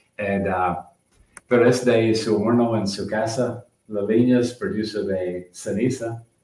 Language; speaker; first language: Spanish; non-native, learner; English